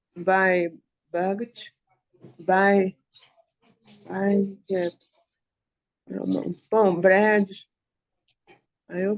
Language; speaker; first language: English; non-native, learner; Portuguese